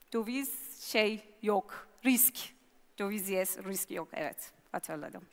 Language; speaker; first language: Turkish; non-native, learner; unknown